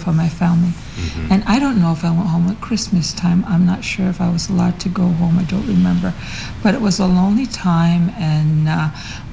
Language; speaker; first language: English; early bilingual, other home language; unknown